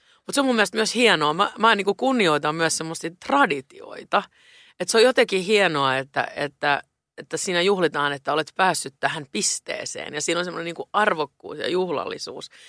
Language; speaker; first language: Finnish; non-native, local second language; Swedish